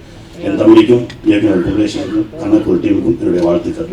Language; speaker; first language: Tamil; native; Tamil